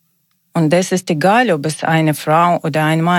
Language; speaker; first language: German; non-native, learner; Ukrainian